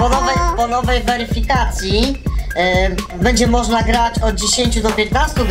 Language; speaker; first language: Polish; native; Polish